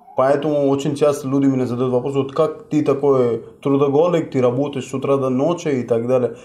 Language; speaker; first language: Russian; non-native, fluent; Hindi